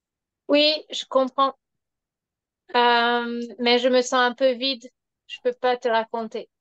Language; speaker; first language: French; non-native, fluent; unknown